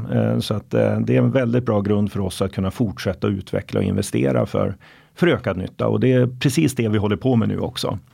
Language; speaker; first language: Swedish; native; Swedish